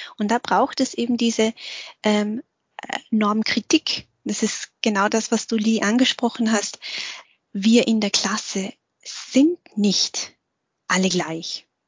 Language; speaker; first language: German; early bilingual, other home language; Vietnamese